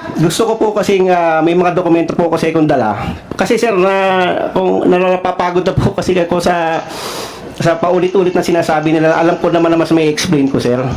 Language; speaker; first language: Filipino; non-native, local second language; Cebuano